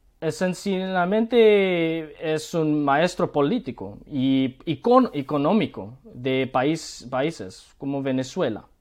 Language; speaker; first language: Spanish; non-native, learner; Korean